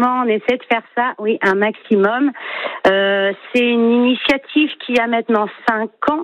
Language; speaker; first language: French; native; French